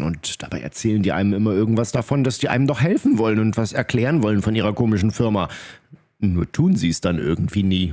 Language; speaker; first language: German; native; German